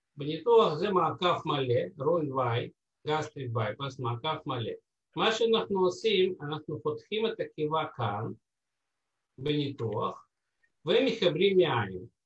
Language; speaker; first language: Hebrew; non-native, fluent; Russian